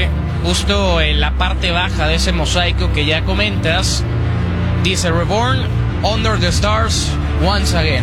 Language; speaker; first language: Spanish; native; Spanish